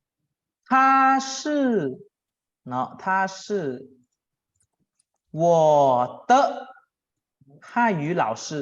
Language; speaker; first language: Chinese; non-native, fluent; Lao